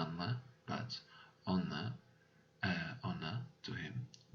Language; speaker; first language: Turkish; non-native, learner; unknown